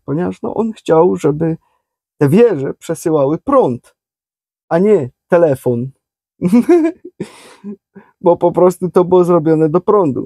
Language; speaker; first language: Polish; native; Polish